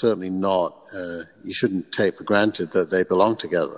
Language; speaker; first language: English; native; English